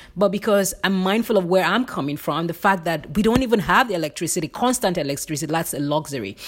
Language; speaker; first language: English; non-native, local second language; Yoruba